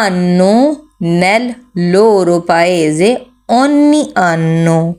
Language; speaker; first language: Italian; non-native, learner; Urdu